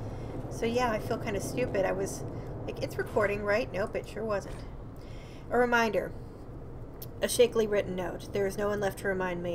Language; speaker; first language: English; native; English